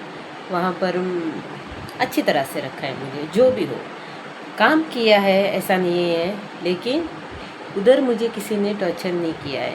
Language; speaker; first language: Hindi; non-native, local second language; Konkani